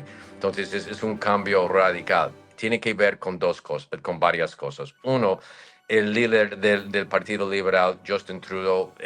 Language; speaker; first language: Spanish; non-native, fluent; English